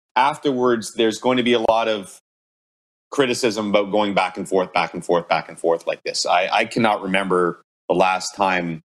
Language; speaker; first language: English; native; English